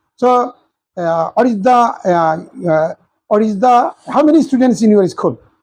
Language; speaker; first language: English; non-native, local second language; Bangla